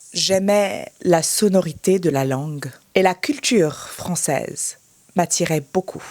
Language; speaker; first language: French; native; French